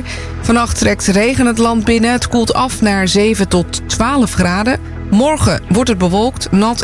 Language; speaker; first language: Dutch; native; Dutch